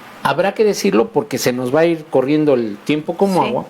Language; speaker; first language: Spanish; native; Spanish